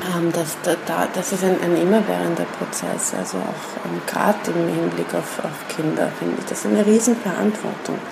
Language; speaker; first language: German; early bilingual, other home language; Persian